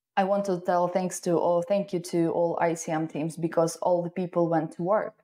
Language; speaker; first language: English; non-native, fluent; Ukrainian